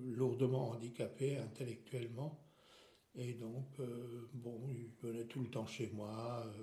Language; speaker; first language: French; non-native, local second language; Swiss German